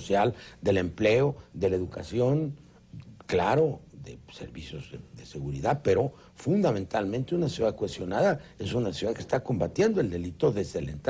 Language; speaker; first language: Spanish; native; Spanish